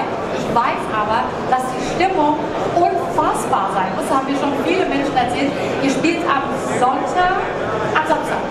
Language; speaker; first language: German; native; German